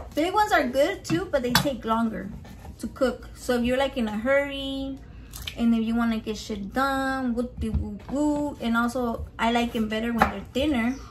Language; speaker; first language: English; early bilingual, other home language; Spanish